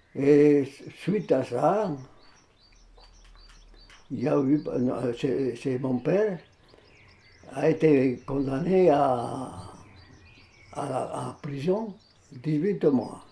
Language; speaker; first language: French; non-native, fluent; Spanish